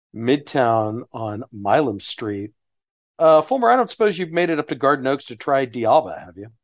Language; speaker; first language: English; native; English